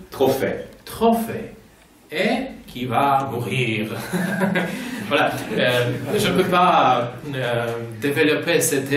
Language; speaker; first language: French; non-native, fluent; Polish